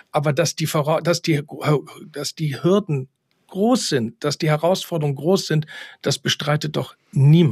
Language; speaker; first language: German; native; German